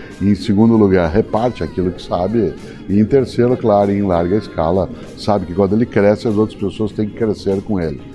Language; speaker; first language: Portuguese; native; Portuguese